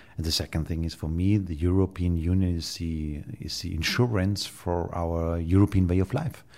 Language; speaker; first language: English; non-native, fluent; German